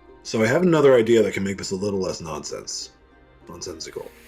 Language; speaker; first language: English; native; English